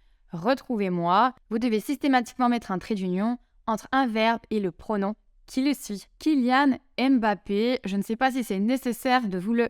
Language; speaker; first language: French; native; French